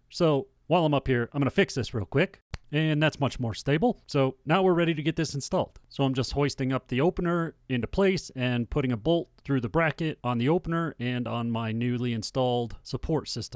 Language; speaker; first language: English; native; English